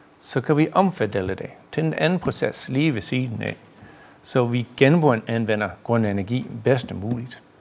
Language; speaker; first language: Danish; non-native, fluent; English